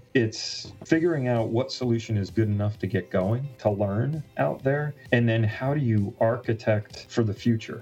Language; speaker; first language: English; native; English